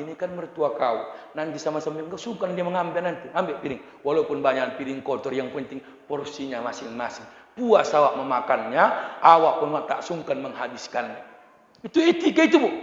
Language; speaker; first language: Malay; non-native, local second language; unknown